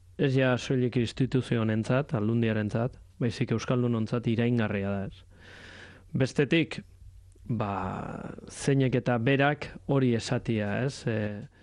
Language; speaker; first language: Basque; native; Basque